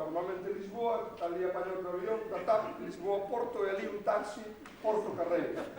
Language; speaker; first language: Galician; native; Galician